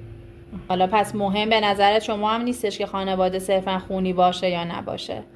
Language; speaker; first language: Persian; native; Persian